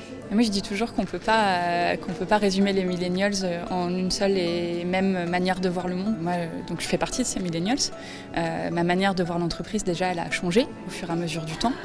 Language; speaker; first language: French; native; French